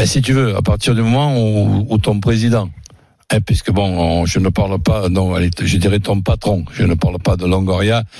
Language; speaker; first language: French; native; French